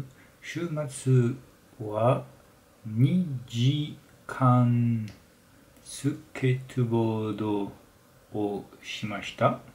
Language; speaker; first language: Japanese; non-native, learner; French